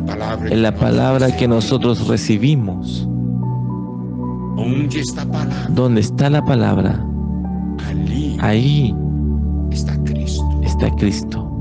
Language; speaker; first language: Spanish; non-native, fluent; Portuguese